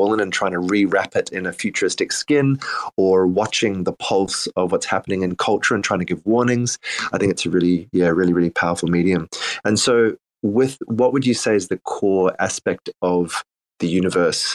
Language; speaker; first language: English; native; English